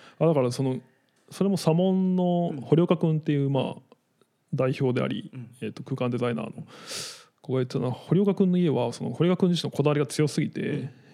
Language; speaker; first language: Japanese; native; Japanese